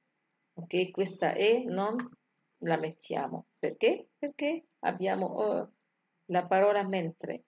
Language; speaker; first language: Italian; non-native, fluent; Arabic